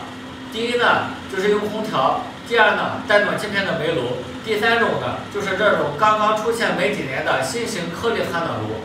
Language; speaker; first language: Chinese; native; Chinese